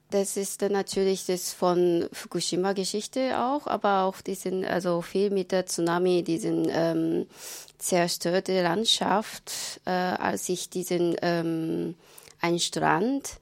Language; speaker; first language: German; non-native, learner; Japanese